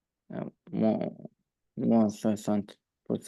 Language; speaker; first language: French; non-native, learner; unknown